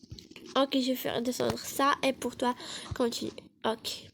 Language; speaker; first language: French; non-native, learner; Arabic